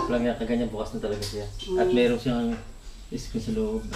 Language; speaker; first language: Filipino; native; Filipino